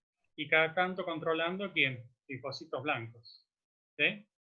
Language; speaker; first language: Spanish; native; Spanish